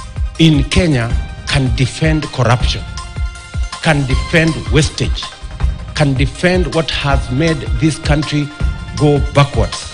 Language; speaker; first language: English; non-native, local second language; Swahili